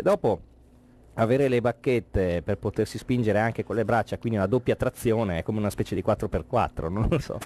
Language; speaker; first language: Italian; native; Italian